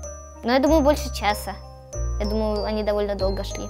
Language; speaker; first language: Russian; early bilingual, heritage; Russian